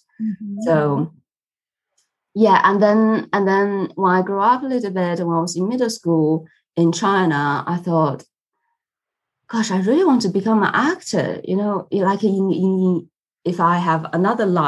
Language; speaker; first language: English; non-native, fluent; Chinese